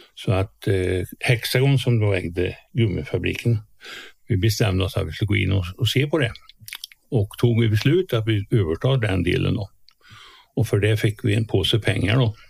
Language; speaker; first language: Swedish; native; Swedish